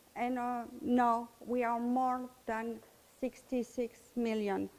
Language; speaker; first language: English; non-native, learner; French